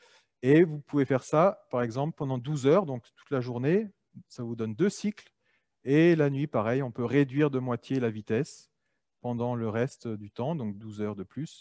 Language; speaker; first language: French; native; French